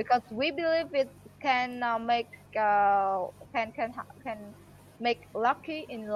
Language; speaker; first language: English; non-native, learner; Vietnamese